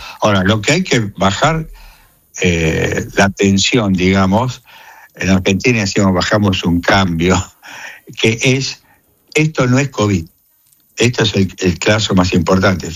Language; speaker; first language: Spanish; native; Spanish